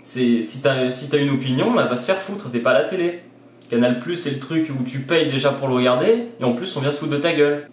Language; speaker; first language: French; native; French